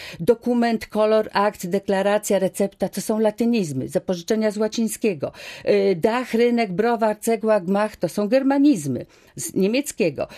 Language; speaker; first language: Polish; native; Polish